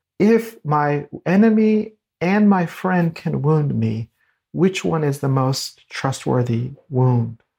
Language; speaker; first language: English; native; English